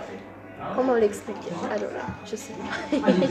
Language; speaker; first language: French; non-native, fluent; English